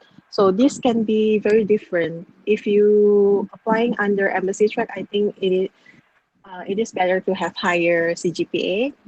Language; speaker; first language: English; non-native, local second language; Malay